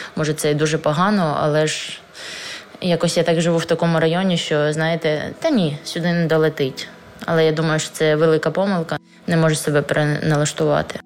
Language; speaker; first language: Ukrainian; native; Ukrainian